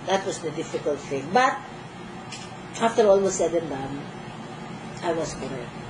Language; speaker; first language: English; non-native, local second language; Filipino